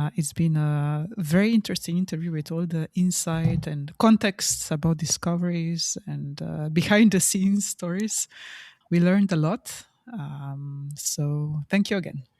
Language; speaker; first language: English; non-native, fluent; Slovenian